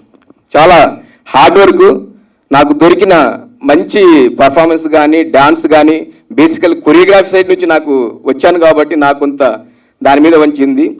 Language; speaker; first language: Telugu; native; Telugu